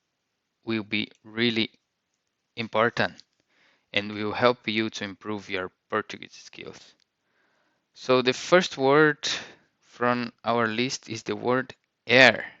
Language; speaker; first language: English; non-native, fluent; Portuguese